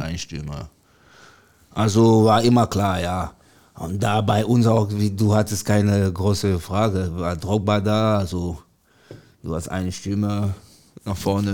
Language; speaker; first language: German; non-native, learner; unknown